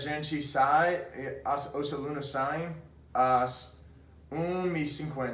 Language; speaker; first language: Portuguese; non-native, fluent; English